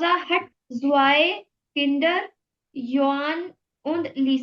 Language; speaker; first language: German; non-native, learner; Urdu